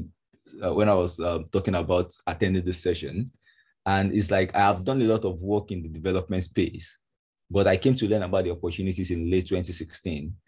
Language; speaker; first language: English; non-native, local second language; Yoruba